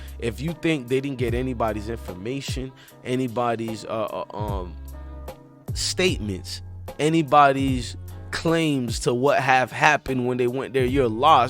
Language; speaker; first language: English; native; English